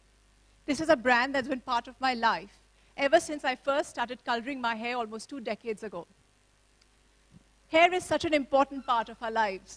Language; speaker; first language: English; non-native, local second language; Hindi